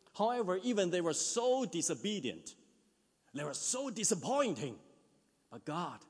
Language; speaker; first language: English; non-native, fluent; Chinese